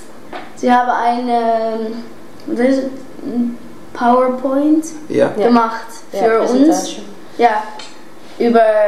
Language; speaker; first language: German; non-native, learner; Dutch